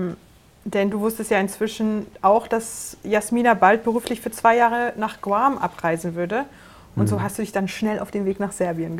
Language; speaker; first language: German; native; German